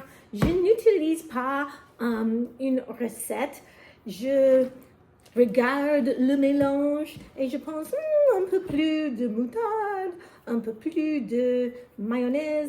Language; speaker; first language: French; non-native, learner; English